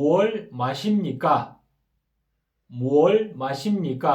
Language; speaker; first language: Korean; non-native, fluent; Kyrgyz